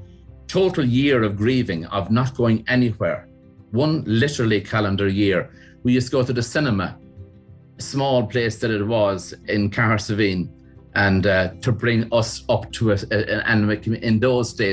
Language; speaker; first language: English; native; English